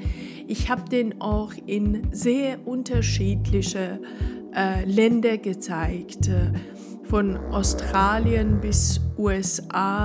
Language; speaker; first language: German; non-native, fluent; Persian